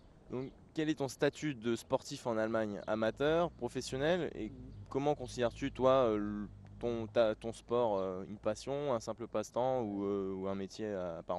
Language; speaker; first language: French; native; French